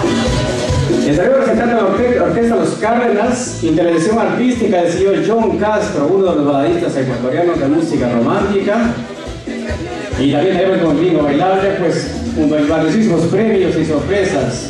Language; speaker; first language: Spanish; native; Spanish